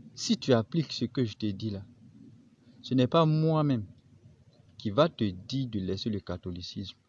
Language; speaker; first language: French; non-native, local second language; Baoulé